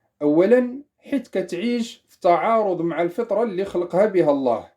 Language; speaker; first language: Arabic; native; Arabic